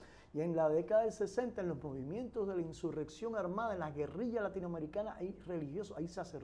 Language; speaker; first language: Spanish; native; Spanish